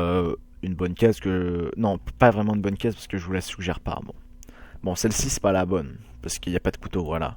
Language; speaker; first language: French; native; French